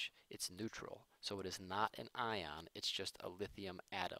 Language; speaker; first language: English; native; English